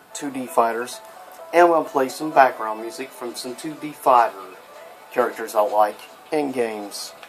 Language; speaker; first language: English; native; English